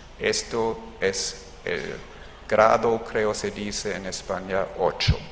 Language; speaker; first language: Spanish; non-native, fluent; German